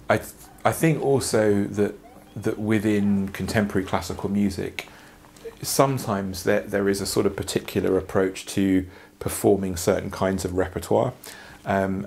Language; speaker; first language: English; native; English